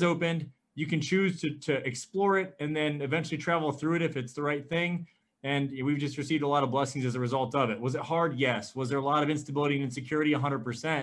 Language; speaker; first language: English; native; English